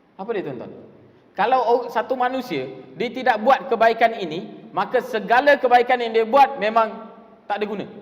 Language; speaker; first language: Malay; non-native, local second language; Tamil